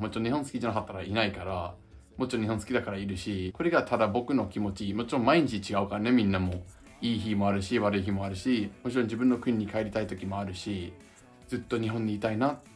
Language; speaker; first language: Japanese; non-native, fluent; English